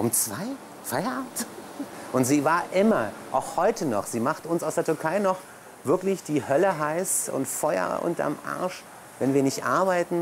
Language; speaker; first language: German; early bilingual, other home language; Turkish